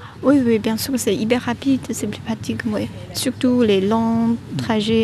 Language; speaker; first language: French; non-native, fluent; Chinese